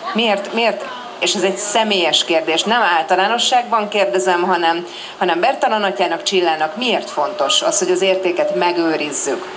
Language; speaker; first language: Hungarian; native; Hungarian